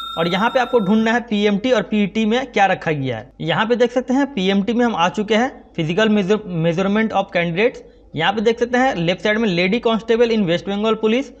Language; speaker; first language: Hindi; non-native, local second language; Bangla